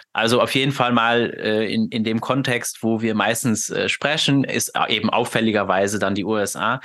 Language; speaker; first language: German; non-native, fluent; Luxembourgish